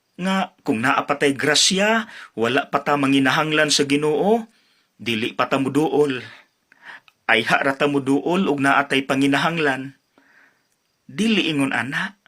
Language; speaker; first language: Cebuano; native; Cebuano